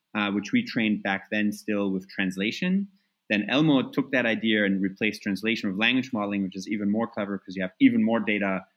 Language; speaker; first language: English; non-native, fluent; German